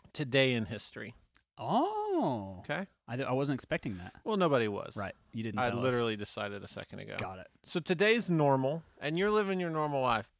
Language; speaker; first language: English; native; English